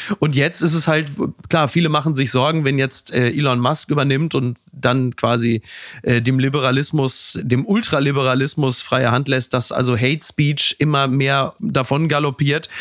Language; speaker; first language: German; native; German